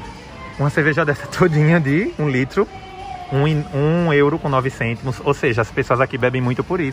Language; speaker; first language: Portuguese; native; Portuguese